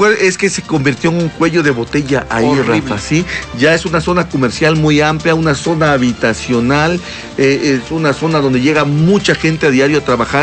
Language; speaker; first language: Spanish; native; Spanish